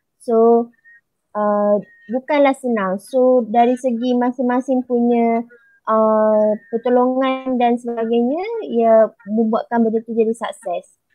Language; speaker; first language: Malay; native; Malay